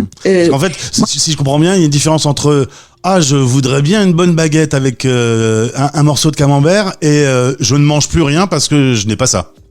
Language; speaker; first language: French; native; French